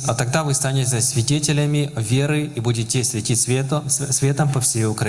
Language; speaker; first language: Russian; native; Russian